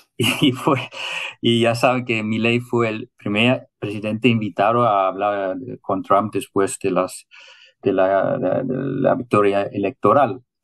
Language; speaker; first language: Spanish; non-native, fluent; German